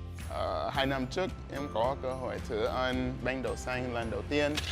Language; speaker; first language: Vietnamese; non-native, learner; English